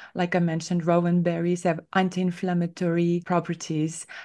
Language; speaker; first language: English; non-native, fluent; Estonian